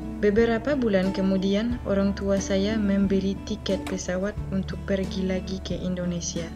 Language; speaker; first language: Indonesian; non-native, fluent; French